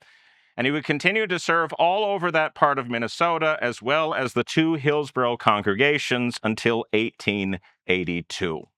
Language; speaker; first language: English; native; English